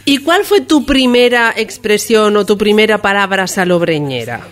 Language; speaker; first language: Spanish; native; Spanish